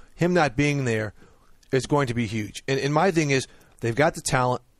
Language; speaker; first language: English; native; English